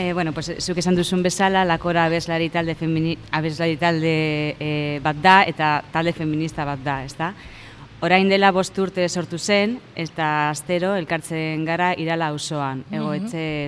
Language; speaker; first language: Basque; non-native, local second language; Spanish